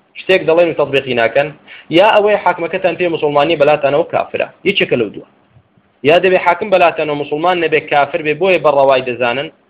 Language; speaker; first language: Central Kurdish; native; Central Kurdish